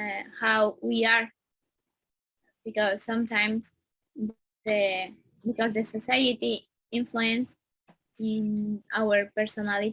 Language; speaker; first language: English; non-native, learner; Spanish